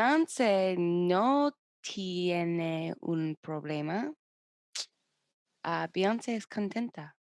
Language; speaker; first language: Spanish; non-native, learner; English